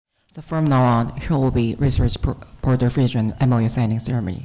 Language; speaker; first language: English; non-native, fluent; Korean